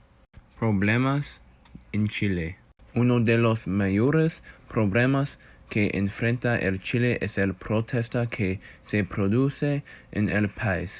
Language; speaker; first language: Spanish; non-native, learner; English